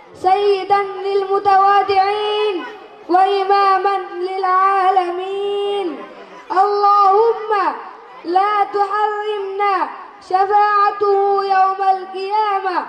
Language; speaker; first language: Arabic; non-native, learner; Bangla